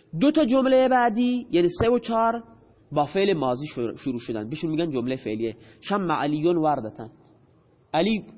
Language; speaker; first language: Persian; non-native, local second language; Baluchi